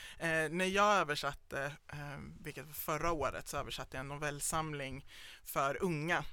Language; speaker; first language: Swedish; native; Swedish